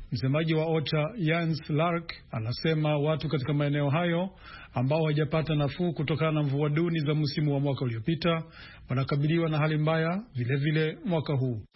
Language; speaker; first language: Swahili; non-native, local second language; Rundi